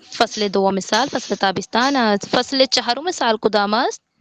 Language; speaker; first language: Persian; non-native, learner; Urdu